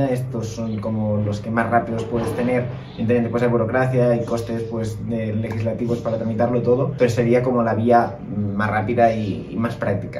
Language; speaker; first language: Spanish; native; Spanish